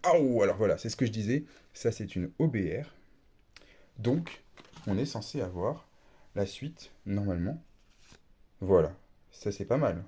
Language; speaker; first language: French; native; French